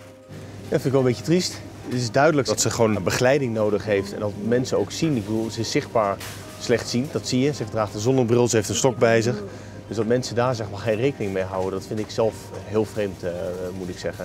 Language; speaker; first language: Dutch; native; Dutch